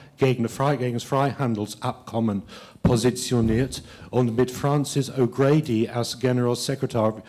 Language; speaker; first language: German; non-native, fluent; English